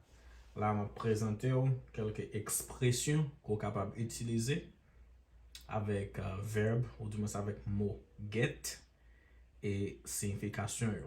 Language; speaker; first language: French; non-native, local second language; Haitian Creole